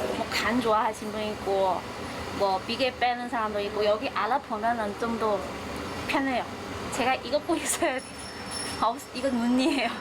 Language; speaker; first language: Korean; non-native, learner; Chinese